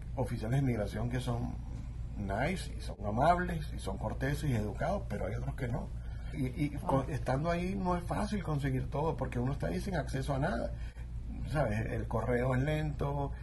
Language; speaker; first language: Spanish; native; Spanish